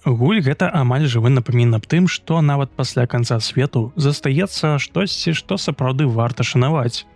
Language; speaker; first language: Belarusian; native; Belarusian